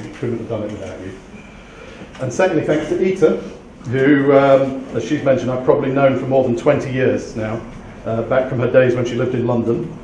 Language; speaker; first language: English; native; English